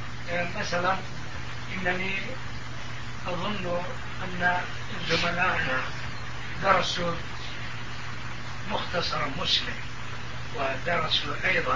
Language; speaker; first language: Arabic; non-native, fluent; Turkish